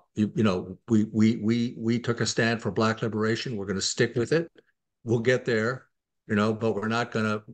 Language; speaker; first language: English; native; English